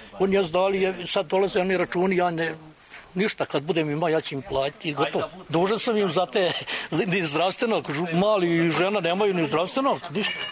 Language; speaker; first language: Croatian; native; Croatian